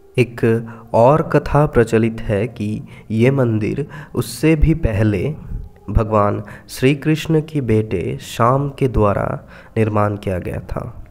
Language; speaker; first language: Hindi; non-native, local second language; Bangla